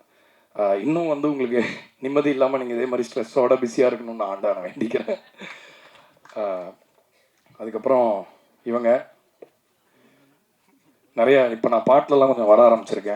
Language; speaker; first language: Tamil; native; Tamil